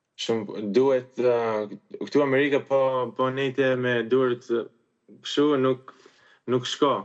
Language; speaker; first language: Albanian; early bilingual, heritage; Albanian